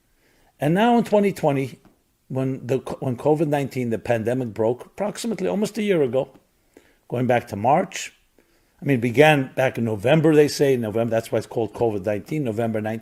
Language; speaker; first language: English; native; English